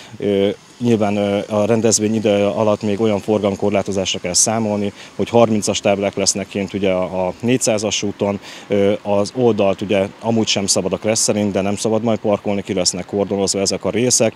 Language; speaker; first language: Hungarian; native; Hungarian